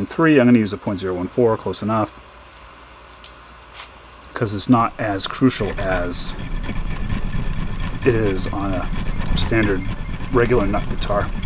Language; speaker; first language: English; native; English